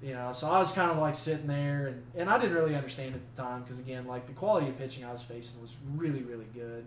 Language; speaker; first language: English; native; English